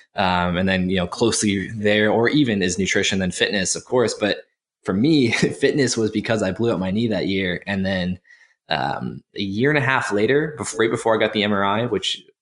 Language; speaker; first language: English; native; English